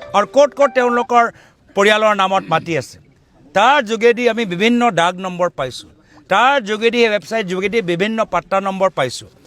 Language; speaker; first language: Assamese; native; Assamese